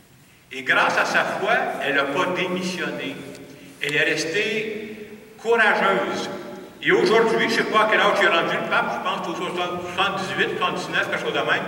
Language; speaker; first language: French; native; French